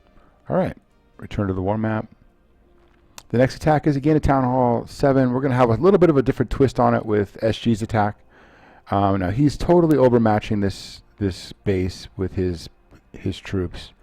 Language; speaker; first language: English; native; English